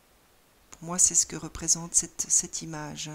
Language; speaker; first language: French; native; French